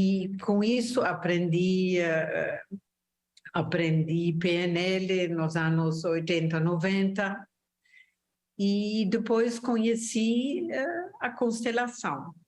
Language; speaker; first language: Portuguese; non-native, fluent; German